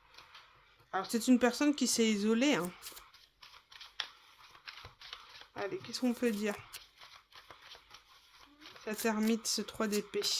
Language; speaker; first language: French; native; French